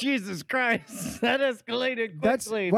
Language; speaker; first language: English; native; English